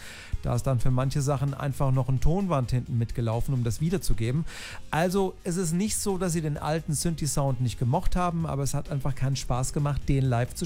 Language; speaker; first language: German; native; German